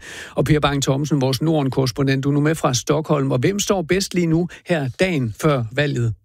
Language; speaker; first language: Danish; native; Danish